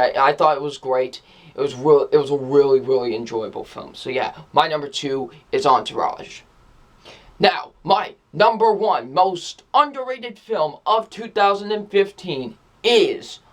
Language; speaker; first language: English; native; English